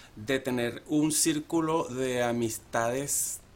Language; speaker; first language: Spanish; native; Spanish